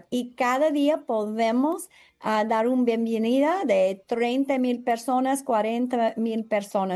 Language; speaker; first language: Spanish; non-native, fluent; English